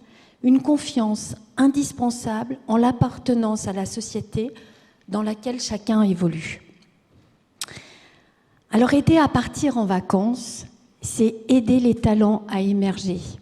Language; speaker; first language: French; native; French